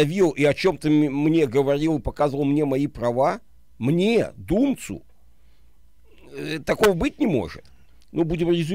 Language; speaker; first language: Russian; native; Russian